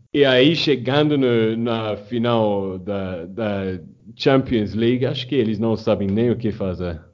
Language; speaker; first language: Portuguese; non-native, fluent; English